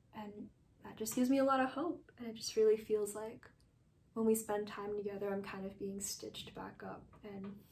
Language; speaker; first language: English; native; English